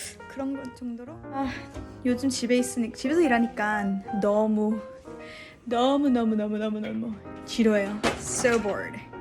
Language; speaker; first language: Korean; early bilingual, heritage; Korean